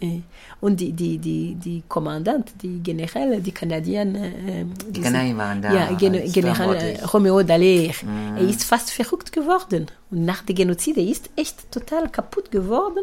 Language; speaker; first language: German; non-native, fluent; Kinyarwanda